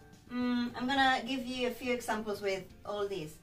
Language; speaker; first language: English; non-native, fluent; Spanish